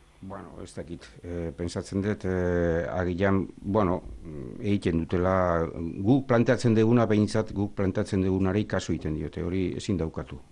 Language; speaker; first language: Basque; native; Basque